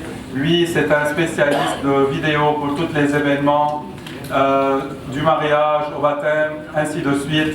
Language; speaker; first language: French; non-native, local second language; Arabic